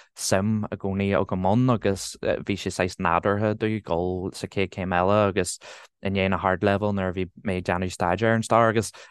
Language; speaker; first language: Irish; non-native, local second language; English